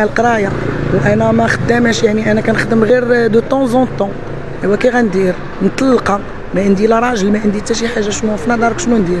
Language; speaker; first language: Arabic; native; Arabic